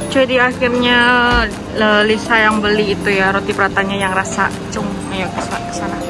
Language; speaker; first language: Indonesian; non-native, local second language; Javanese